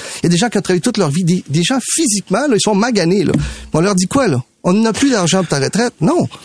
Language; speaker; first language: French; early bilingual, other home language; Spanish